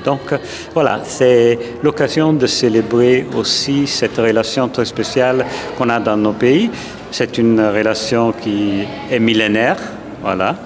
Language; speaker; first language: French; non-native, fluent; Italian